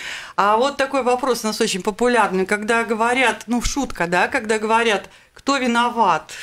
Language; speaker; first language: Russian; native; Russian